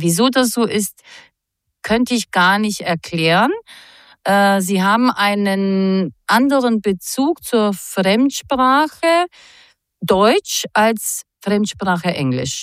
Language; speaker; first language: German; non-native, fluent; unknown